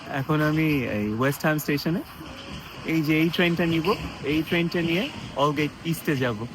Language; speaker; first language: Bangla; native; Bangla